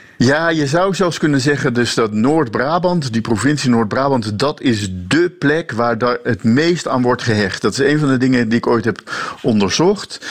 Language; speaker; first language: Dutch; native; Dutch